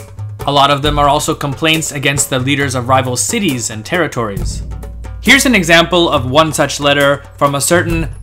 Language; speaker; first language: English; native; English